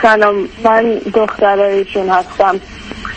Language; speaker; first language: Persian; early bilingual, heritage; English